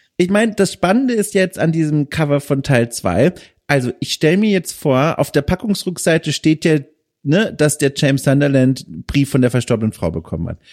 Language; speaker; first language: German; native; German